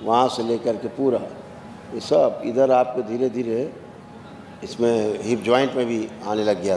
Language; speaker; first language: Hindi; native; Hindi